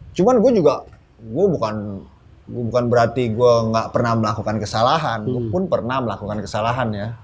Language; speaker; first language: Indonesian; native; Indonesian